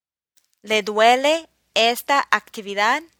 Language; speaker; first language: Spanish; non-native, fluent; English